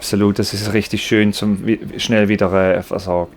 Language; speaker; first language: German; native; German